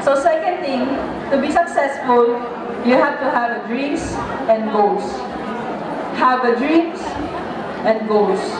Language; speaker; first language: English; non-native, local second language; Filipino